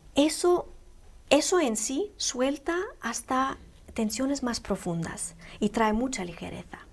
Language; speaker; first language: Spanish; non-native, fluent; Greek